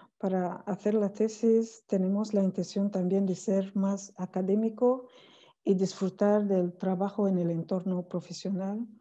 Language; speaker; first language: Spanish; non-native, fluent; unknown